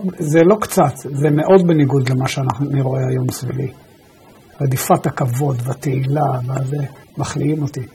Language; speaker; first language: Hebrew; early bilingual, other home language; German